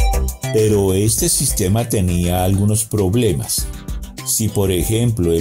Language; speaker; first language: Spanish; native; Spanish